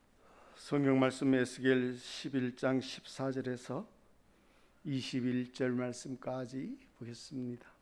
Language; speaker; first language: Korean; native; Korean